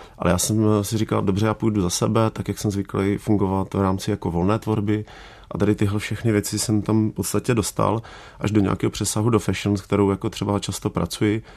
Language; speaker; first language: Czech; native; Czech